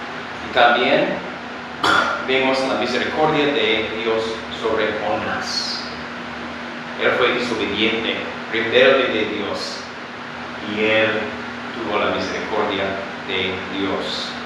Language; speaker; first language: Spanish; non-native, fluent; English